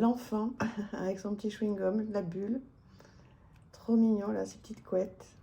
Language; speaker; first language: French; native; French